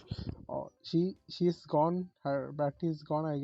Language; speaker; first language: English; non-native, learner; Bangla